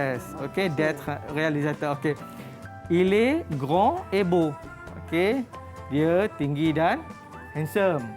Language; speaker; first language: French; non-native, fluent; Malay